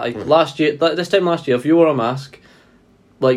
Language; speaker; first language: English; native; English